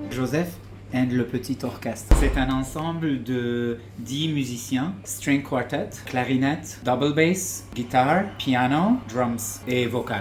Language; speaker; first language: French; non-native, fluent; Arabic